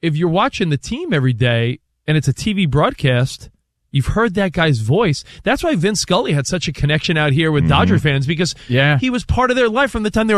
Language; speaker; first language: English; native; English